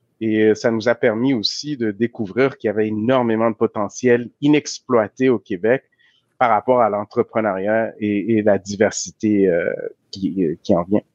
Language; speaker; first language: French; early bilingual, other home language; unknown